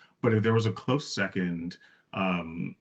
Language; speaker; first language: English; native; English